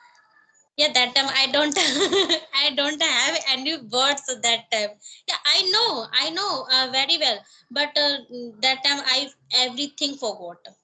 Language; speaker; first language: English; non-native, learner; Hindi